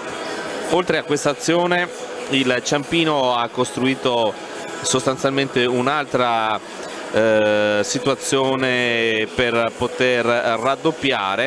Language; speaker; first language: Italian; native; Italian